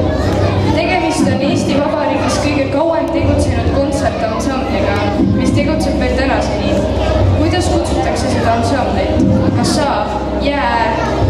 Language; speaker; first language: Estonian; native; Estonian